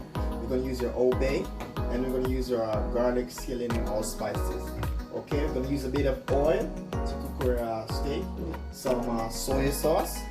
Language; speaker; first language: English; native; English